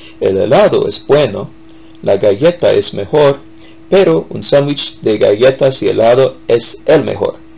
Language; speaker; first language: Spanish; non-native, fluent; English